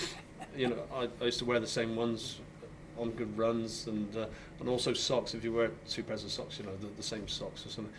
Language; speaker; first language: English; native; English